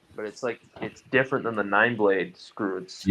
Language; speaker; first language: English; native; English